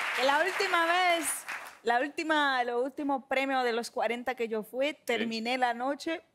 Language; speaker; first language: Spanish; non-native, learner; Portuguese